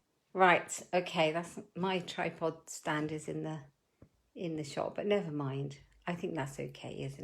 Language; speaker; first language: English; native; English